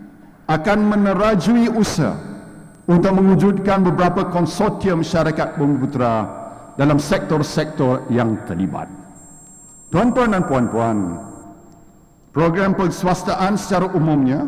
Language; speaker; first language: Malay; native; Malay